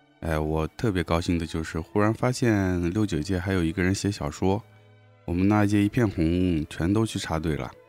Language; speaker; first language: Chinese; native; Chinese